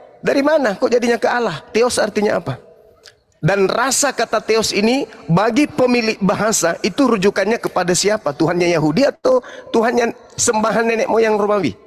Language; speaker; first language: Indonesian; native; Indonesian